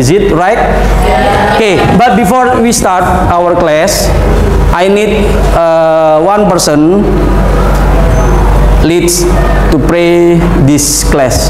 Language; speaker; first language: English; non-native, fluent; Indonesian